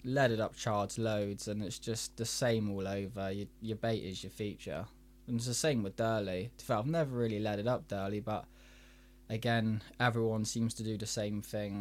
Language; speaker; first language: English; native; English